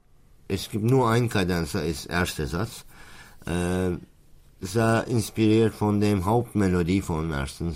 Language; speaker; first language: German; non-native, fluent; Turkish